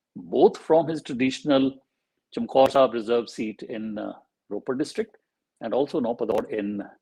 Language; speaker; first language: English; non-native, local second language; Punjabi